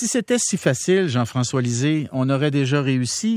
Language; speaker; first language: French; native; French